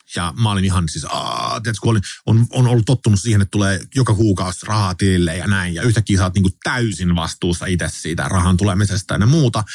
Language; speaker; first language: Finnish; early bilingual, heritage; Finnish